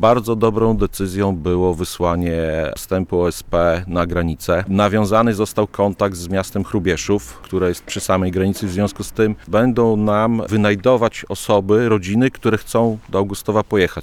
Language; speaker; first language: Polish; native; Polish